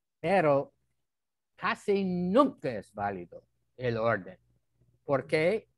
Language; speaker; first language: Spanish; non-native, fluent; English